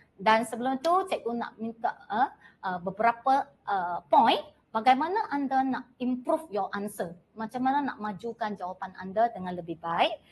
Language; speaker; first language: Malay; non-native, local second language; Chinese